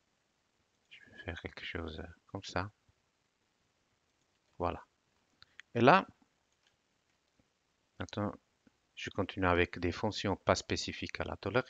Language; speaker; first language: French; non-native, fluent; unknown